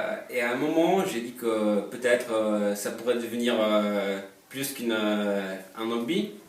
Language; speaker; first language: French; non-native, fluent; Polish